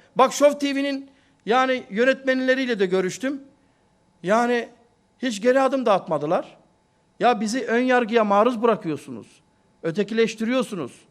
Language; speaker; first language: Turkish; native; Turkish